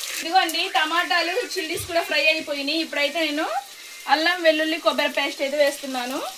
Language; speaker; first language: Telugu; non-native, local second language; Urdu